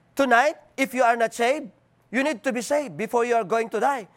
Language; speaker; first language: English; non-native, local second language; Filipino